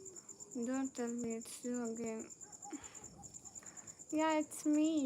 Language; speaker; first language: English; non-native, learner; Urdu